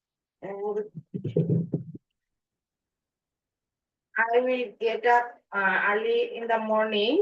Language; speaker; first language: English; non-native, learner; Bangla